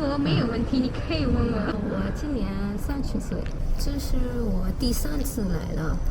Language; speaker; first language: Chinese; non-native, fluent; Urdu